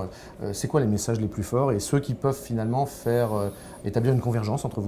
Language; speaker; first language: French; native; French